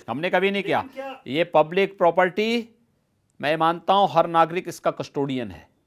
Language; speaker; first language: Hindi; native; Hindi